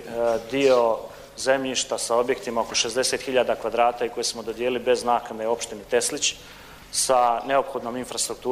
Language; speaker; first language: Croatian; native; Croatian